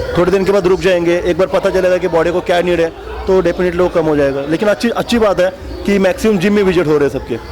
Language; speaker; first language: Hindi; non-native, local second language; Marathi